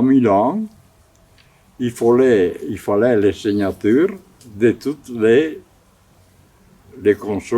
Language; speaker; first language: French; non-native, fluent; Italian